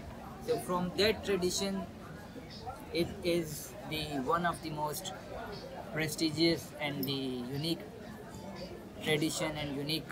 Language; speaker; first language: English; non-native, fluent; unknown